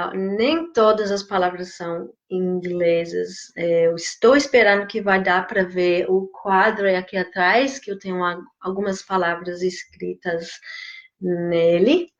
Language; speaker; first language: Portuguese; non-native, fluent; English